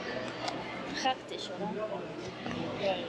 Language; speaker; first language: German; non-native, learner; Japanese